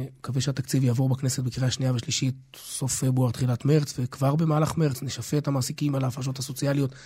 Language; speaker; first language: Hebrew; native; Hebrew